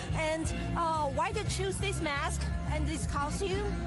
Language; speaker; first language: English; non-native, learner; Chinese